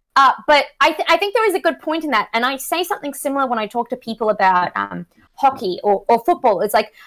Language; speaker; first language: English; native; English